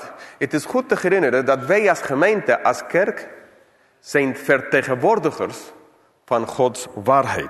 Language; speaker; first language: Dutch; non-native, fluent; English